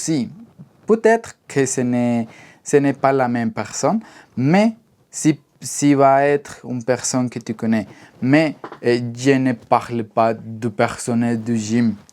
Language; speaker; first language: French; non-native, learner; Spanish